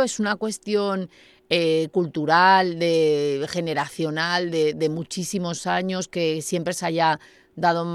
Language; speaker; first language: Spanish; native; Spanish